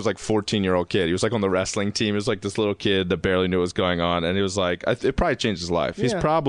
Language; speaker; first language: English; native; English